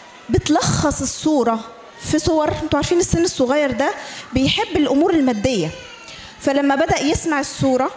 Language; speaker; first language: Arabic; native; Arabic